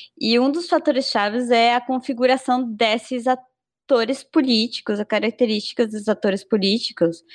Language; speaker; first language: Portuguese; non-native, fluent; Spanish